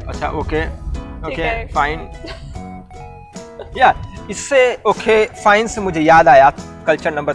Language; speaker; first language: Hindi; native; Hindi